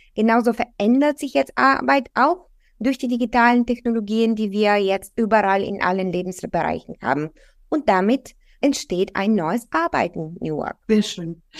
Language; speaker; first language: German; non-native, fluent; Bulgarian